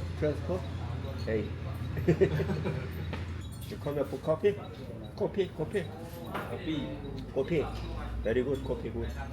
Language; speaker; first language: English; non-native, learner; Korean